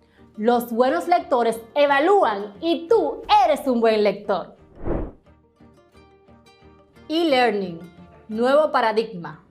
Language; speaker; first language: Spanish; native; Spanish